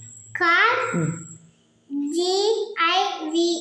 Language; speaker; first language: English; non-native, learner; Malayalam